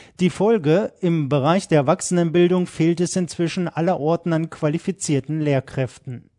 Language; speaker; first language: German; native; German